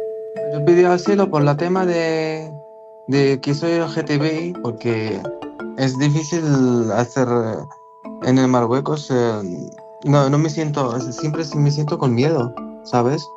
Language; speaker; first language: Spanish; non-native, learner; Arabic